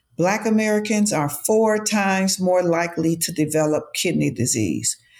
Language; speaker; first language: English; native; English